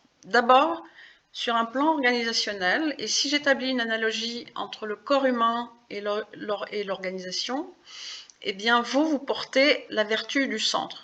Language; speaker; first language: French; native; French